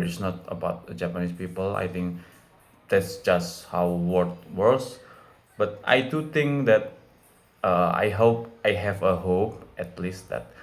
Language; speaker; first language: English; non-native, fluent; Indonesian